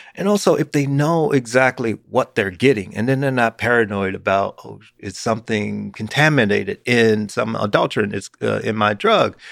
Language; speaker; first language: English; native; English